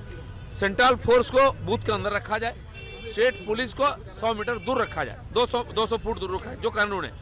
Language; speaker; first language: Hindi; non-native, local second language; Bangla